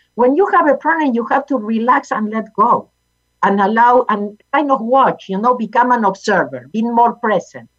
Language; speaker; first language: English; non-native, fluent; Spanish